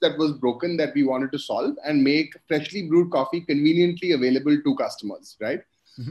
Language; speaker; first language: English; non-native, local second language; Hindi